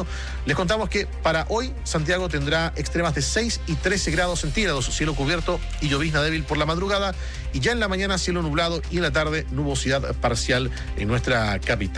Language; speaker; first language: Spanish; native; Spanish